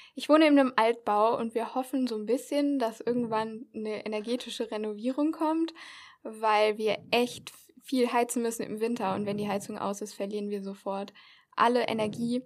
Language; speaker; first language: German; native; German